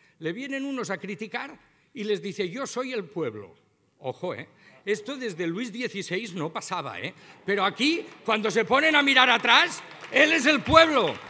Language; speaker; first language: Spanish; non-native, local second language; Catalan